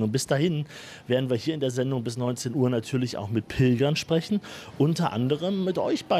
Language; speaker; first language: German; native; German